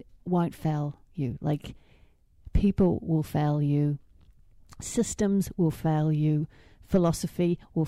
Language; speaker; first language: English; native; English